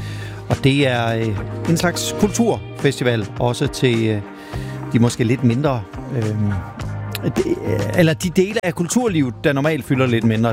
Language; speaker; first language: Danish; native; Danish